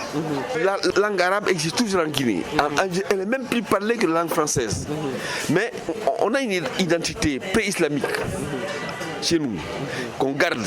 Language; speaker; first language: French; non-native, local second language; Fula